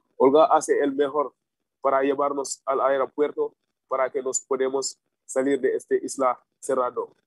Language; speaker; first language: Spanish; non-native, learner; Wolof